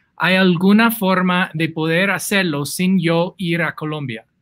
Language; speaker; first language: Spanish; non-native, fluent; English